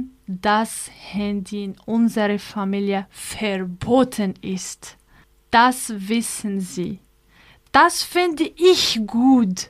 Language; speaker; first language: German; non-native, learner; Arabic